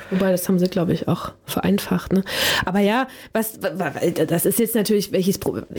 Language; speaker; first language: German; native; German